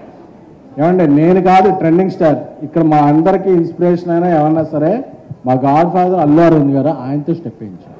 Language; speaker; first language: Telugu; native; Telugu